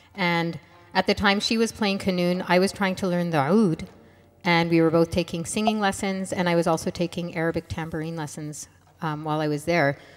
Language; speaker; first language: English; non-native, fluent; Arabic